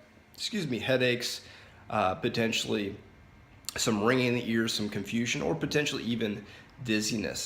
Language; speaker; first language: English; native; English